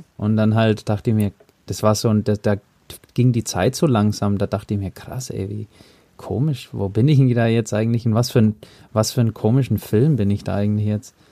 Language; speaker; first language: German; early bilingual, heritage; German